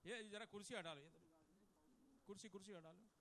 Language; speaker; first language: Hindi; non-native, local second language; Marathi